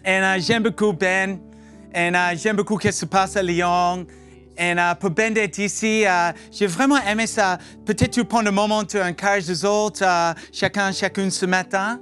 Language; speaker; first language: French; non-native, learner; English